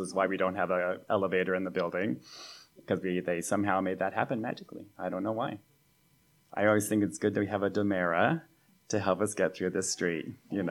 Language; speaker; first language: English; native; English